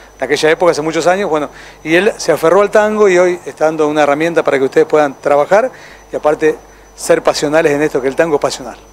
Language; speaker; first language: Spanish; native; Spanish